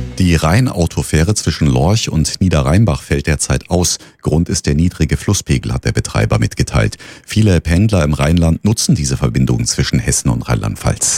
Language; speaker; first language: German; native; German